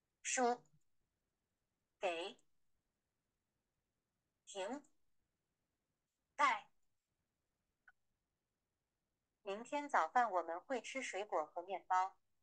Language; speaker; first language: Chinese; non-native, learner; Vietnamese